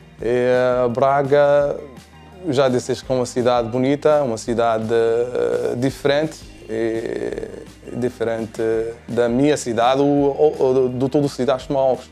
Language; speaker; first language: Portuguese; non-native, learner; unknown